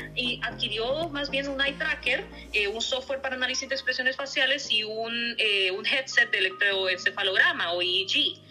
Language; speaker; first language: Spanish; native; Spanish